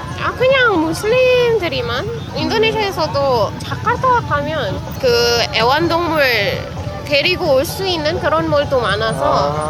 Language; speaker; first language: Korean; non-native, fluent; Indonesian